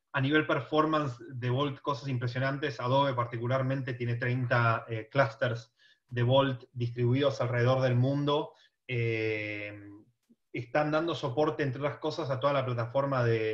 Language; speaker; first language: Spanish; native; Spanish